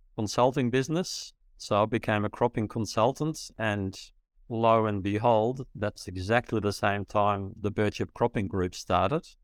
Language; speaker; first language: English; early bilingual, other home language; Dutch